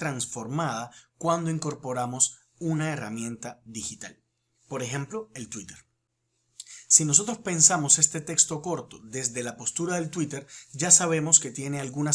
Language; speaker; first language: Spanish; native; Spanish